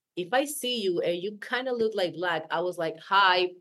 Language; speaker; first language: English; non-native, fluent; Spanish